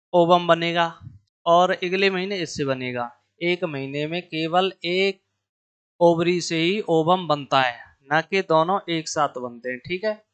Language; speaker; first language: Hindi; native; Hindi